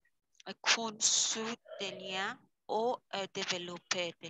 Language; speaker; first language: French; non-native, learner; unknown